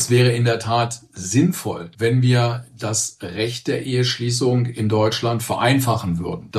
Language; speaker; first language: German; native; German